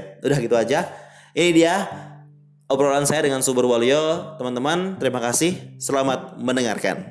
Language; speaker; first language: Indonesian; native; Indonesian